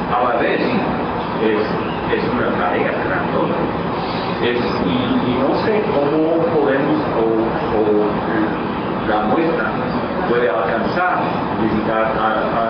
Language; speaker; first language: Spanish; non-native, fluent; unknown